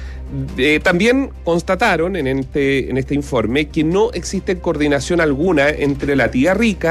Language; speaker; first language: Spanish; native; Spanish